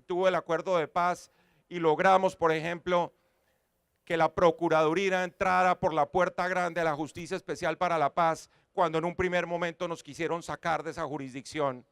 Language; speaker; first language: Spanish; native; Spanish